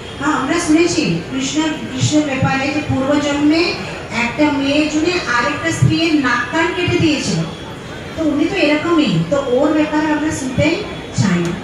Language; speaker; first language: Bangla; non-native, fluent; Hindi